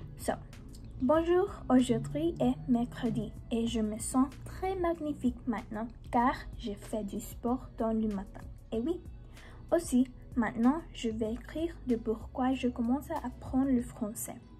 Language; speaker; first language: French; non-native, learner; English